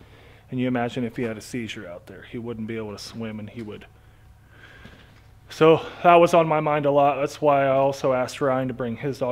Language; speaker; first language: English; native; English